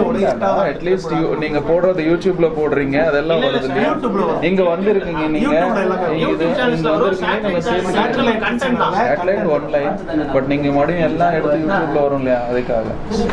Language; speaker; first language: Tamil; native; Tamil